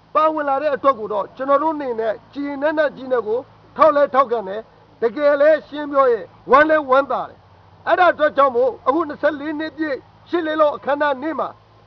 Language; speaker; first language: Burmese; native; Burmese